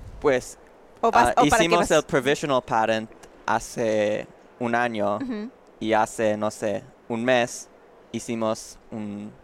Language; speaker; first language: Spanish; non-native, learner; English